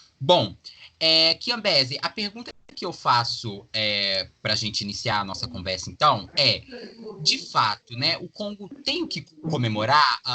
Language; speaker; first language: Portuguese; native; Portuguese